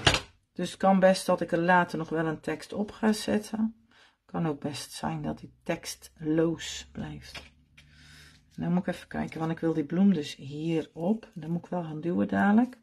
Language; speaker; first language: Dutch; native; Dutch